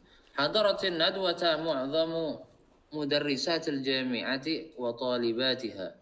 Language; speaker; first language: Arabic; non-native, fluent; Indonesian